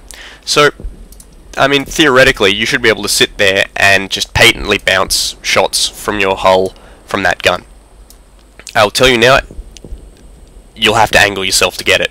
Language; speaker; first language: English; native; English